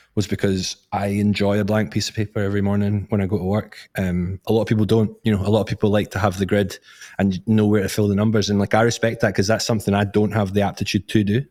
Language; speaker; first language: English; native; English